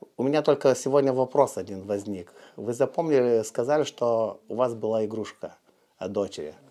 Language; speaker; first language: Russian; non-native, fluent; Lithuanian